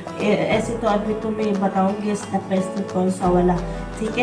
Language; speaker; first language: Hindi; non-native, learner; Filipino